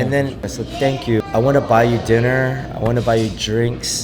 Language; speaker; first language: English; early bilingual, other home language; Korean